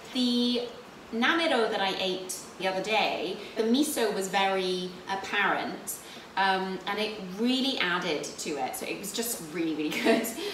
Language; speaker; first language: English; native; English